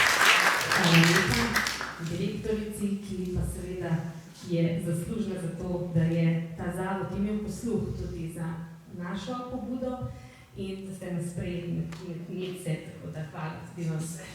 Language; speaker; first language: Slovenian; native; Slovenian